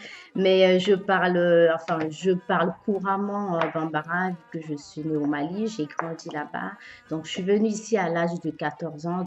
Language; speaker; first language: French; early bilingual, other home language; Bambara